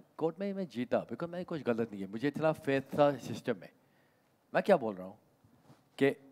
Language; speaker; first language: Hindi; native; Hindi